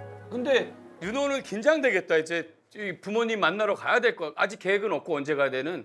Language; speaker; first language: Korean; native; Korean